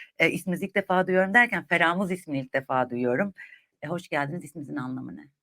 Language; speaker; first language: Turkish; native; Turkish